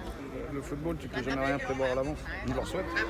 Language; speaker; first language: French; native; French